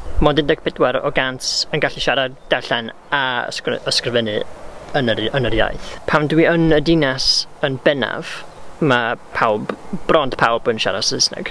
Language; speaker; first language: Welsh; non-native, local second language; English